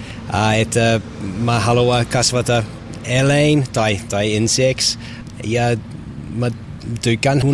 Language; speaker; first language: Finnish; non-native, learner; English